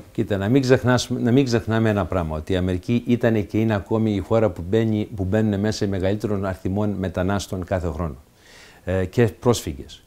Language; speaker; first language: Greek; early bilingual, heritage; Greek